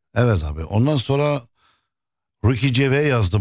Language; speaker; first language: Turkish; non-native, fluent; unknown